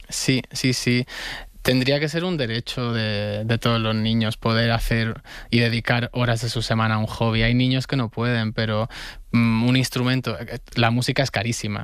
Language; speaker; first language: Spanish; native; Spanish